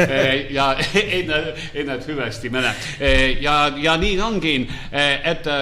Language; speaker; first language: Finnish; non-native, learner; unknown